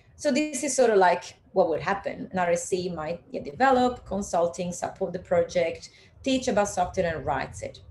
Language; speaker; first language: English; non-native, fluent; Italian